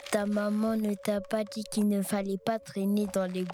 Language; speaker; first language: French; native; French